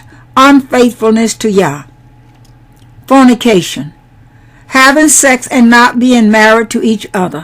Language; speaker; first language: English; native; English